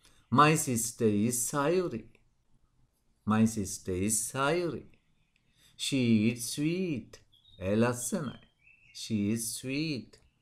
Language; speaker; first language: English; non-native, local second language; Sinhala